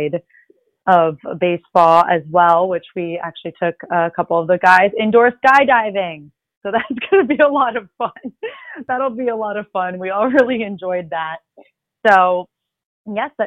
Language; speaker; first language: English; early bilingual, other home language; Spanish